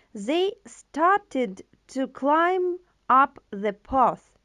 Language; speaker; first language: English; non-native, fluent; Ukrainian